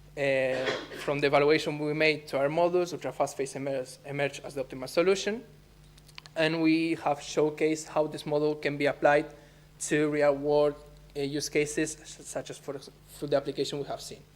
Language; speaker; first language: English; non-native, fluent; Spanish